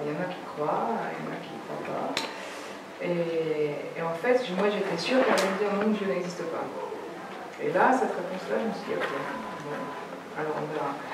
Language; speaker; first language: French; native; French